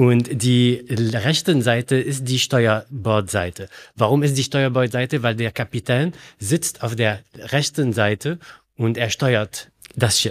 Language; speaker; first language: German; non-native, learner; Arabic